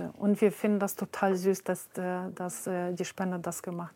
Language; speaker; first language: German; non-native, fluent; Ukrainian